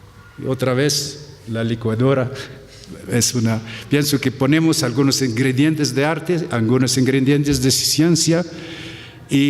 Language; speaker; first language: Spanish; non-native, fluent; Arabic